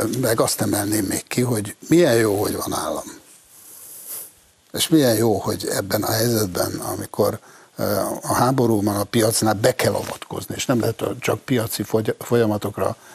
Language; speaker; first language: Hungarian; native; Hungarian